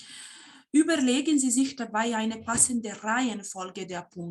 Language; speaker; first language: German; non-native, fluent; Serbian